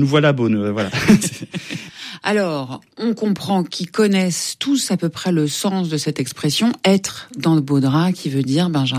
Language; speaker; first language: French; native; French